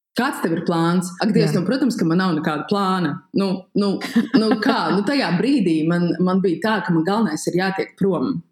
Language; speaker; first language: Latvian; native; Latvian